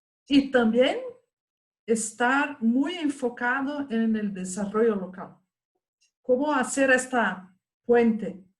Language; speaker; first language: Spanish; non-native, fluent; Portuguese